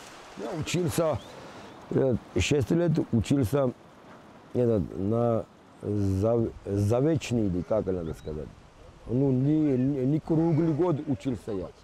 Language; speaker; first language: Russian; non-native, local second language; Georgian